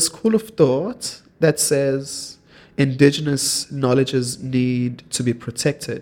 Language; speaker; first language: English; non-native, local second language; Zulu